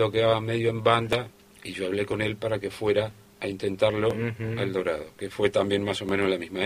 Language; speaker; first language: Spanish; native; Spanish